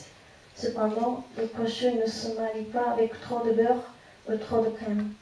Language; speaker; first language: French; non-native, fluent; Japanese